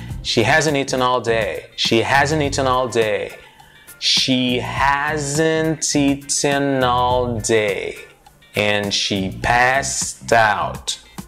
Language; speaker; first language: English; non-native, fluent; Portuguese